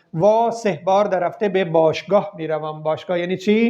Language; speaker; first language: Persian; non-native, fluent; Urdu